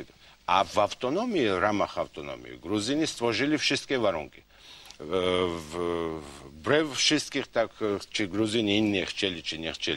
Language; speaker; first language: Polish; non-native, fluent; Georgian